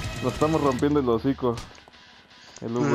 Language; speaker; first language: Spanish; native; Spanish